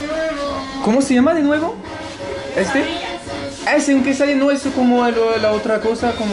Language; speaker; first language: Spanish; non-native, learner; French